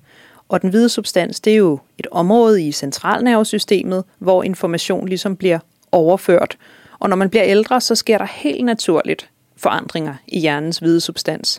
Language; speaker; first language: Danish; native; Danish